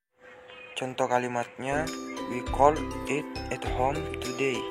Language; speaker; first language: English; non-native, learner; Indonesian